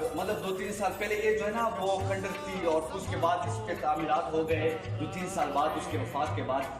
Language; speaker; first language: Urdu; non-native, local second language; Pashto